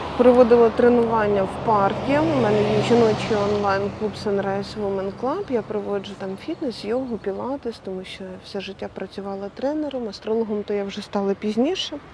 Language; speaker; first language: Ukrainian; non-native, local second language; Russian